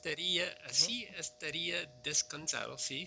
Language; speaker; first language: Spanish; non-native, learner; English